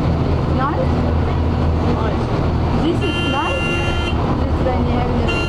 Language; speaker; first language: English; non-native, learner; Persian